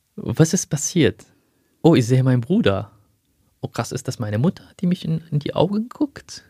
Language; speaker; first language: German; non-native, fluent; Arabic